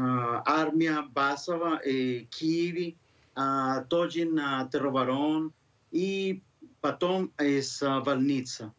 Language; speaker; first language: Russian; non-native, learner; Spanish